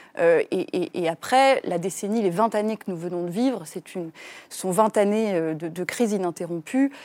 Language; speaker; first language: French; native; French